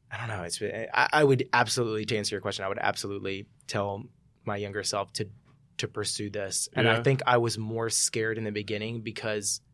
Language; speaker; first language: English; native; English